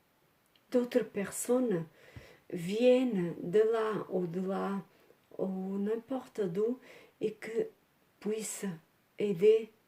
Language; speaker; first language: French; non-native, learner; Portuguese